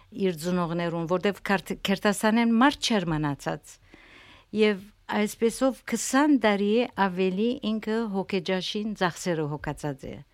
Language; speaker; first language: Armenian; early bilingual, heritage; Armenian